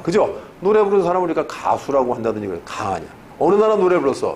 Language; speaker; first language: Korean; native; Korean